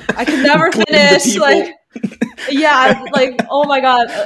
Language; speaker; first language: English; early bilingual, other home language; Chinese